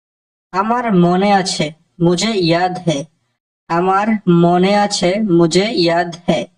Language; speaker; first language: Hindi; non-native, fluent; Bangla